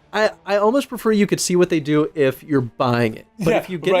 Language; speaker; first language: English; native; English